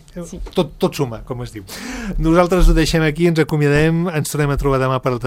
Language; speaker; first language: Catalan; native; Catalan